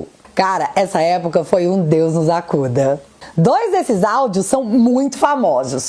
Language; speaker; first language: Portuguese; native; Portuguese